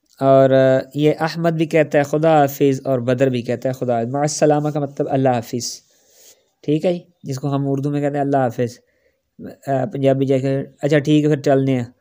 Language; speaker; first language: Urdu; non-native, local second language; Punjabi